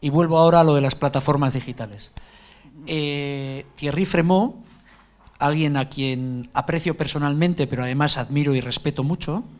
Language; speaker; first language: Spanish; native; Spanish